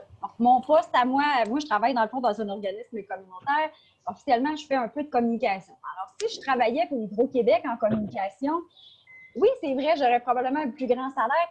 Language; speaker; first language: French; native; French